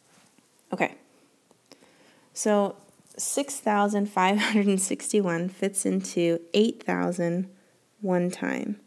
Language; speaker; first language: English; native; English